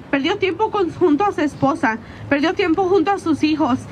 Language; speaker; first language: Spanish; early bilingual, heritage; Spanish